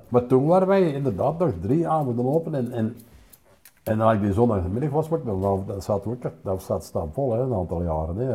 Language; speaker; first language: Dutch; native; Dutch